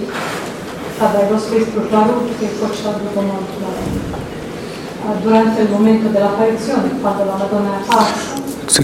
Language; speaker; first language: Italian; non-native, fluent; Croatian